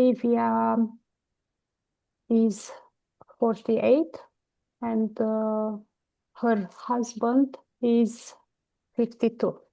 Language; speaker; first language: English; non-native, learner; Romanian